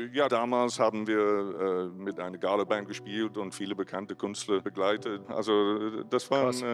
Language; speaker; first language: German; non-native, fluent; English